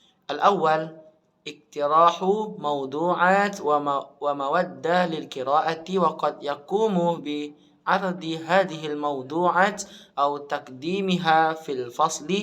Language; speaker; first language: Arabic; non-native, learner; Indonesian